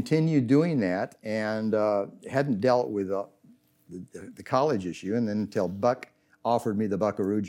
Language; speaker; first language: English; native; English